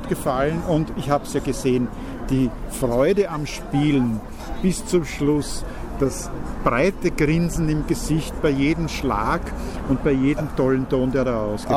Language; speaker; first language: German; native; German